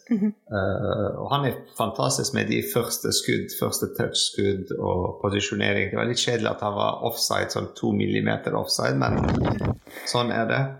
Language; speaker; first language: Norwegian; non-native, fluent; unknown